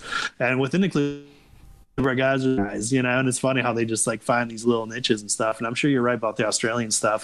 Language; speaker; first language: English; native; English